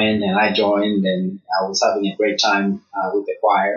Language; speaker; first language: English; early bilingual, other home language; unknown